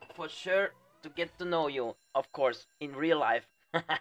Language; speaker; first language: English; non-native, fluent; Dutch